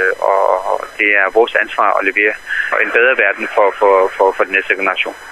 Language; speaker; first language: Danish; non-native, fluent; Arabic